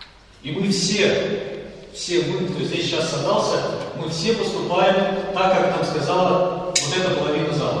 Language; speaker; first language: Russian; native; Russian